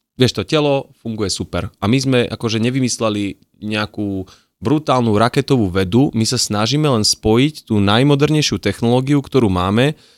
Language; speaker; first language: Slovak; native; Slovak